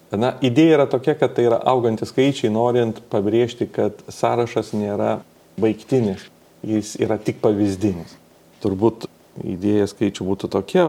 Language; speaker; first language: Lithuanian; native; Lithuanian